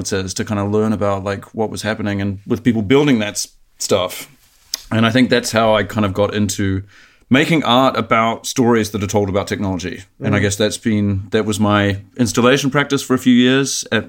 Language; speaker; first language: English; native; English